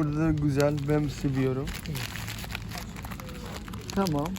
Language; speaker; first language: Turkish; non-native, learner; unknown